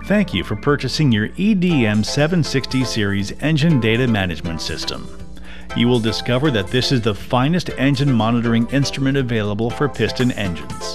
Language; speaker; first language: English; native; English